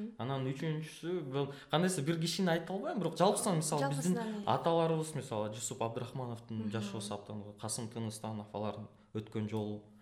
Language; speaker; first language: Kyrgyz; native; Kyrgyz